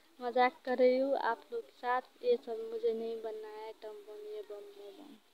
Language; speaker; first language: Hindi; non-native, local second language; Maithili